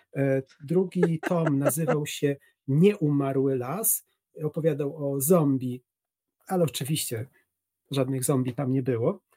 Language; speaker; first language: Polish; native; Polish